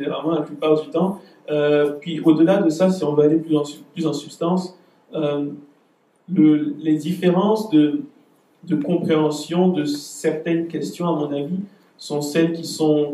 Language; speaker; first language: French; native; French